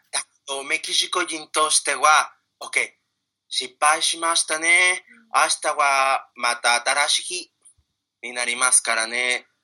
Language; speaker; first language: Japanese; non-native, fluent; Spanish